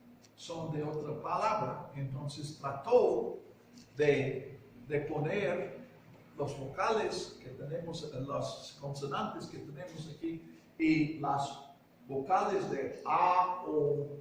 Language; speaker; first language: Spanish; non-native, fluent; English